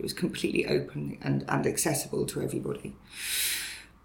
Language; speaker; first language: English; native; English